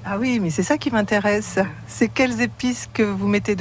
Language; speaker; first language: French; native; French